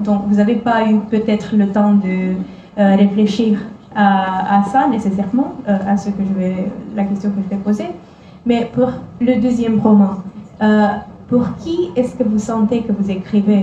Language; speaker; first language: French; non-native, fluent; Romanian